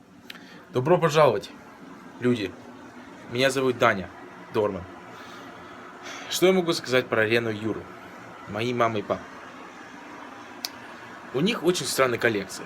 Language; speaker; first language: Russian; early bilingual, heritage; Russian